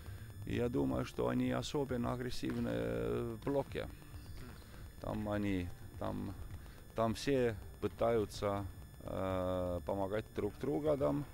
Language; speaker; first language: Russian; non-native, fluent; Estonian